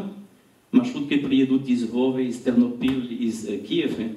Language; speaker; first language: Russian; non-native, learner; French